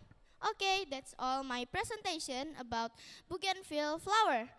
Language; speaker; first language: English; non-native, learner; Indonesian